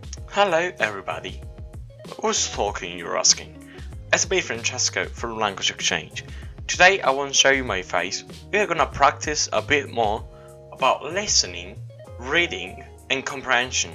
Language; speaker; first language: English; non-native, fluent; Italian